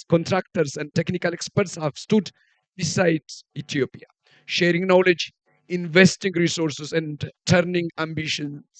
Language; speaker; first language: English; non-native, local second language; Amharic